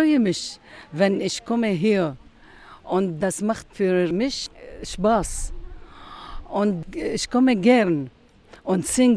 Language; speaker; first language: German; non-native, learner; Arabic